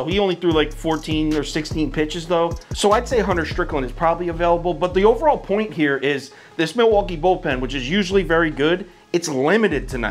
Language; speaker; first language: English; native; English